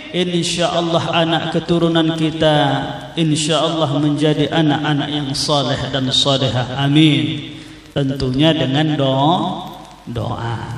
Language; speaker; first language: Indonesian; native; Indonesian